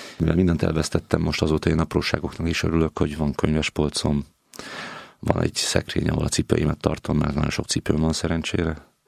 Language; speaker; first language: Hungarian; native; Hungarian